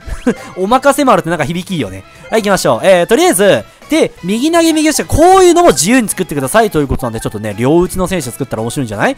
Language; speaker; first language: Japanese; native; Japanese